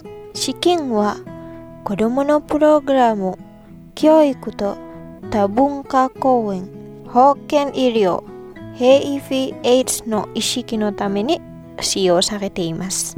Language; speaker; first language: Japanese; non-native, fluent; Indonesian